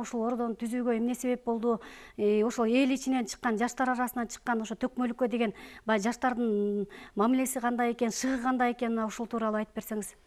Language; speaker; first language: Kyrgyz; native; Kyrgyz